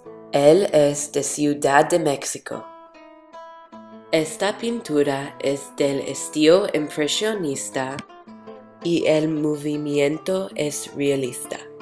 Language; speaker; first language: Spanish; non-native, learner; English